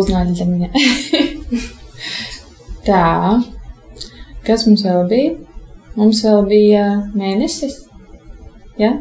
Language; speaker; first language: Latvian; non-native, local second language; Russian